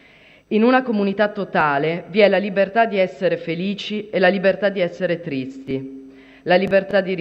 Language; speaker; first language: Italian; native; Italian